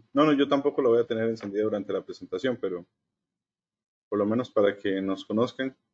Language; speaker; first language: Spanish; native; Spanish